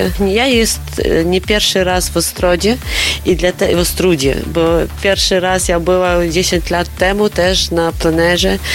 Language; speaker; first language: Polish; non-native, learner; Ukrainian